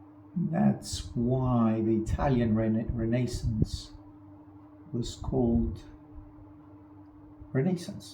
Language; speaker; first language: English; non-native, fluent; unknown